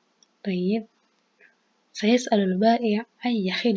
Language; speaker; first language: Arabic; non-native, fluent; Indonesian